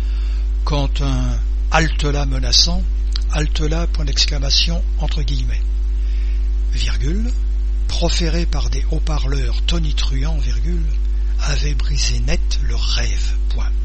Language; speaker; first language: French; native; French